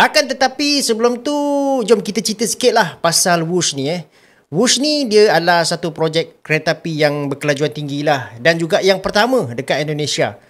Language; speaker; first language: Malay; native; Malay